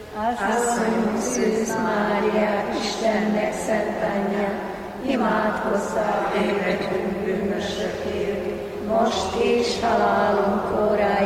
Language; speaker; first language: Hungarian; native; Hungarian